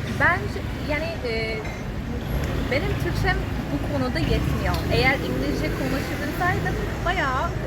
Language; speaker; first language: Turkish; non-native, fluent; English